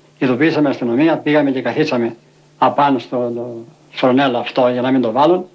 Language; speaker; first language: Greek; native; Greek